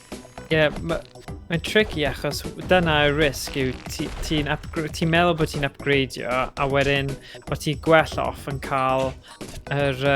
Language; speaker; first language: Welsh; native; Welsh